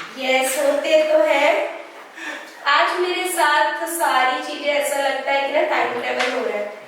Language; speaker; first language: Hindi; native; Hindi